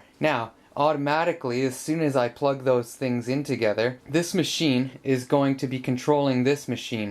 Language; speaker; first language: English; native; English